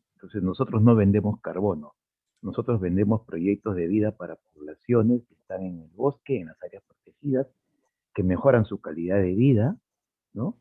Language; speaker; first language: Spanish; native; Spanish